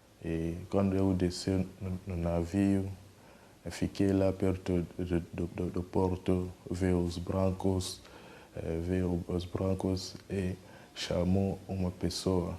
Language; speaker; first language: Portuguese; non-native, learner; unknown